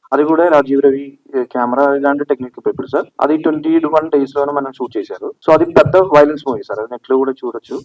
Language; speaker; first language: Telugu; non-native, learner; Malayalam